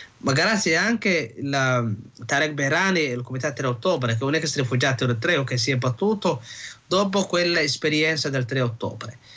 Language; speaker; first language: Italian; non-native, fluent; Somali